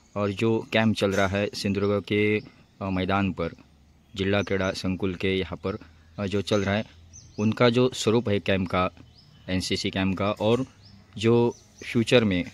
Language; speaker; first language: Hindi; non-native, local second language; Marathi